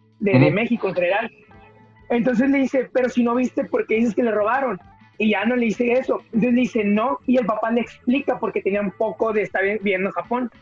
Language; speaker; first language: Spanish; native; Spanish